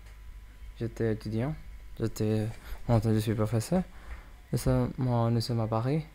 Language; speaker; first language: French; non-native, learner; English